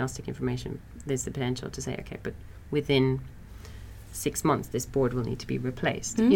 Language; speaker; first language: English; native; English